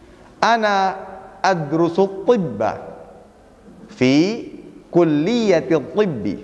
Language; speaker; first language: Arabic; non-native, fluent; Indonesian